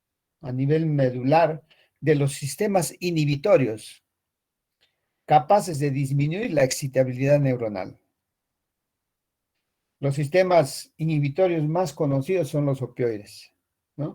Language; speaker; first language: Spanish; native; Spanish